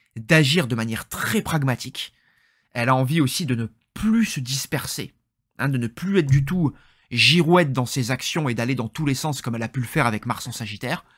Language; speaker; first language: French; native; French